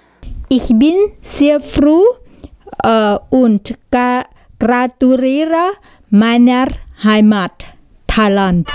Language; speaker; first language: German; non-native, learner; Thai